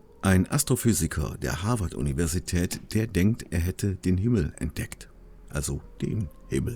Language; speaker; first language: German; native; German